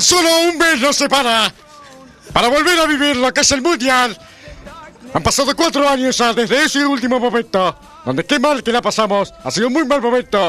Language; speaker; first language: Spanish; native; Spanish